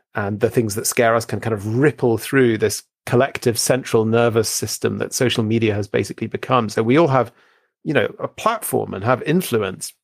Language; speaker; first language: English; native; English